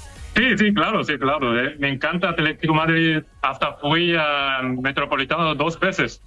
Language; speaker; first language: Spanish; non-native, fluent; Korean